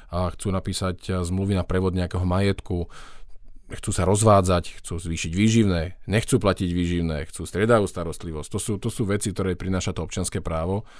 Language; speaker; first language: Slovak; native; Slovak